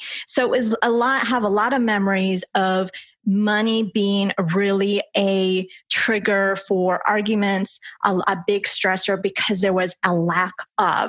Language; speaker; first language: English; early bilingual, other home language; Spanish